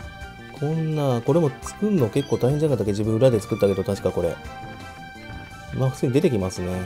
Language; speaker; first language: Japanese; native; Japanese